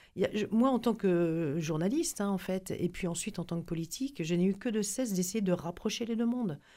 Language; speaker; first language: French; native; French